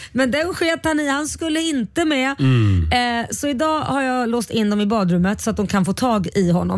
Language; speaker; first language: Swedish; native; Swedish